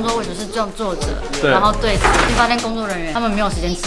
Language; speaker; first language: Chinese; native; Chinese